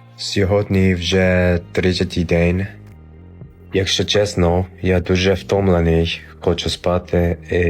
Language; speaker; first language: Ukrainian; non-native, learner; Japanese